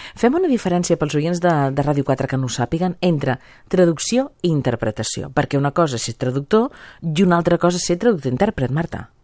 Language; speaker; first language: Catalan; native; Catalan